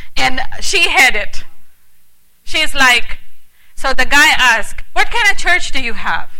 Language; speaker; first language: English; early bilingual, heritage; English